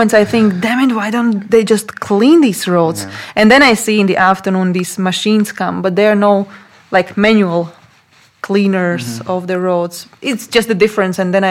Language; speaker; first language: English; non-native, fluent; Latvian